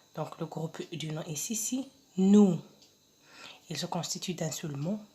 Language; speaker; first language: French; non-native, local second language; Arabic